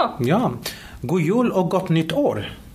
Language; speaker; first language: Swedish; non-native, fluent; Spanish